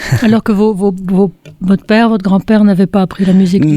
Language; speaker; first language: French; native; French